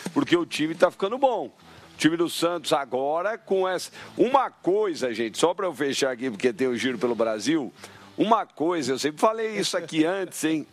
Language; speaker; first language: Portuguese; native; Portuguese